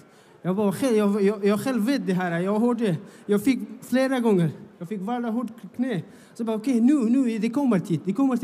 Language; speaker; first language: Swedish; non-native, fluent; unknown